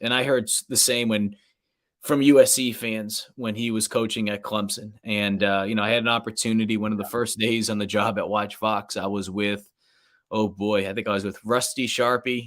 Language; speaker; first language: English; native; English